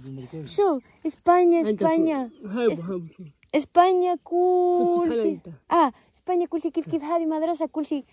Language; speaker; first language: Arabic; non-native, learner; Spanish